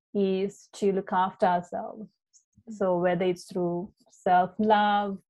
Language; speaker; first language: English; non-native, local second language; Sinhala